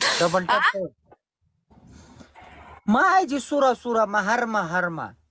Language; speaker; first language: Arabic; non-native, learner; Pashto